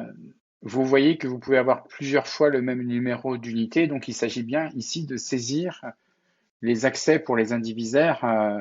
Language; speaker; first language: French; native; French